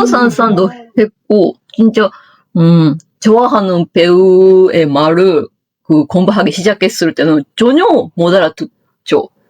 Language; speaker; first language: Korean; non-native, fluent; Japanese